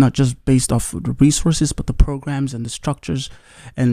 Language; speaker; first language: English; non-native, local second language; Yoruba